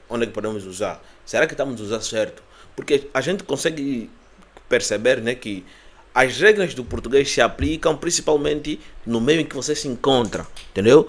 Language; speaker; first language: Portuguese; native; Portuguese